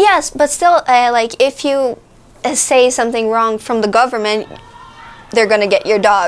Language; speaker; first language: English; non-native, fluent; Portuguese